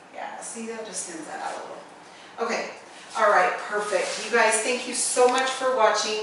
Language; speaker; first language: English; native; English